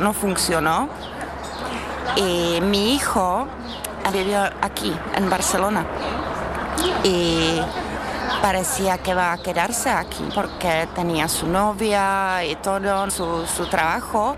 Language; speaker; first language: Spanish; non-native, fluent; Czech